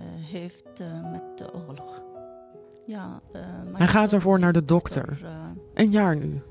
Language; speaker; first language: Dutch; non-native, learner; Arabic